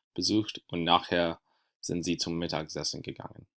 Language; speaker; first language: German; non-native, learner; English